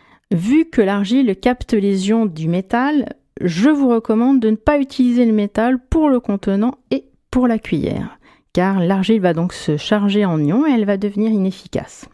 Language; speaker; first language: French; native; French